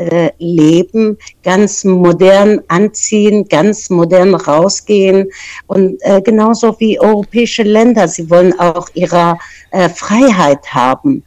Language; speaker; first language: German; non-native, fluent; Persian